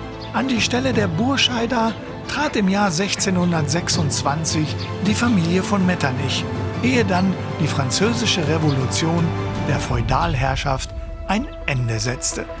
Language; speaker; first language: German; native; German